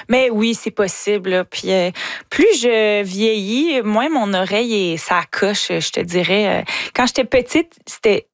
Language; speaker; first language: French; native; French